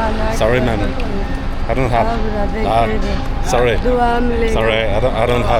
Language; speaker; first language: English; non-native, learner; French